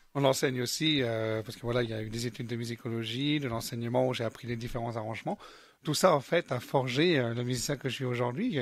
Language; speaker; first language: French; native; French